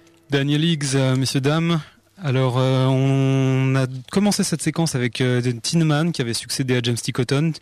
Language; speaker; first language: French; native; French